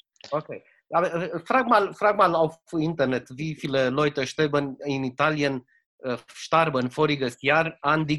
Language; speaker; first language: German; non-native, fluent; Romanian